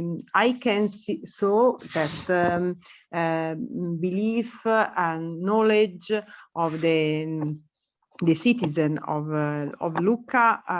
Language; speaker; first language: English; non-native, learner; Italian